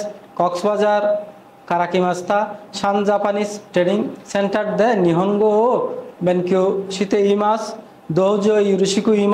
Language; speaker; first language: Japanese; non-native, learner; Bangla